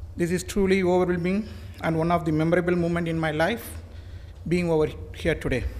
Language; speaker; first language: English; non-native, local second language; Tamil